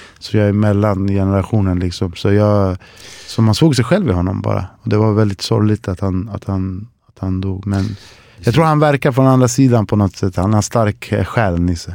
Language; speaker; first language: Swedish; early bilingual, other home language; Spanish